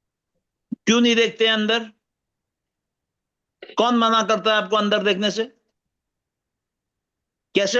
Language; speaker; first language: Hindi; native; Hindi